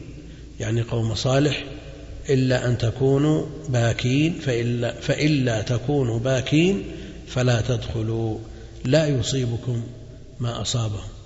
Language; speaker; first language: Arabic; native; Arabic